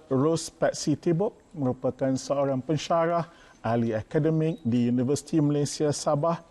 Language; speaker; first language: Malay; native; Malay